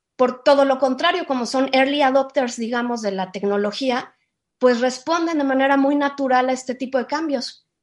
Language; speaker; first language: Spanish; native; Spanish